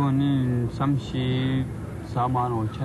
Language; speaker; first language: Korean; non-native, learner; Urdu